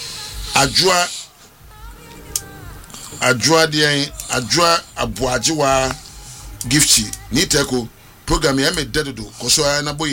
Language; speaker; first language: English; non-native, local second language; Akan